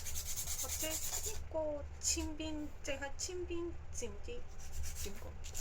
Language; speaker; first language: Cantonese; non-native, fluent; Japanese